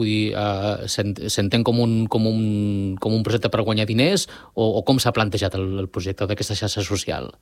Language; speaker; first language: Catalan; native; Catalan